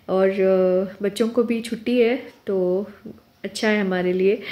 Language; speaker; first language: Hindi; non-native, local second language; Urdu